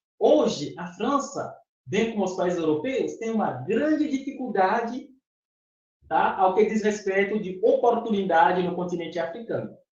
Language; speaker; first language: Portuguese; non-native, fluent; Fon